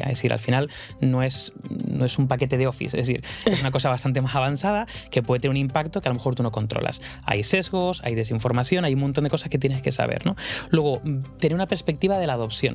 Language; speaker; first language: Spanish; native; Spanish